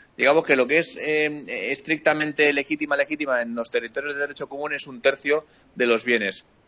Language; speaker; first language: Spanish; native; Spanish